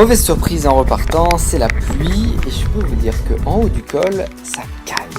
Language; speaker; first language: French; native; French